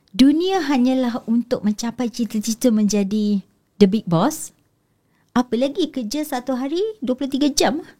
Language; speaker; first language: Malay; native; Malay